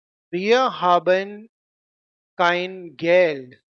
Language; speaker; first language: German; non-native, fluent; Hindi